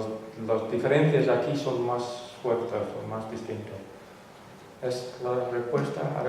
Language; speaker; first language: Spanish; non-native, fluent; Western Frisian